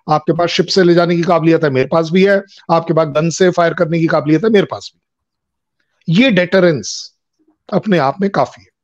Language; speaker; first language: Hindi; native; Hindi